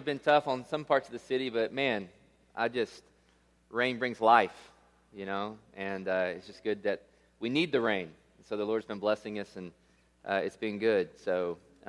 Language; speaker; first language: English; native; English